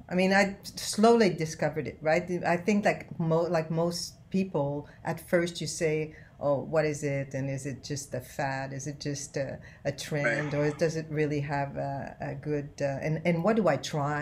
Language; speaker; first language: English; non-native, fluent; French